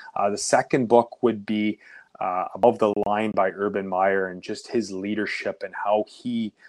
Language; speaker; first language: English; native; English